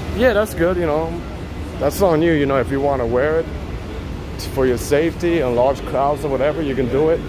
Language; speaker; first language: English; non-native, local second language; Spanish